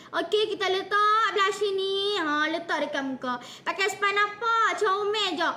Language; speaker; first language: Malay; native; Malay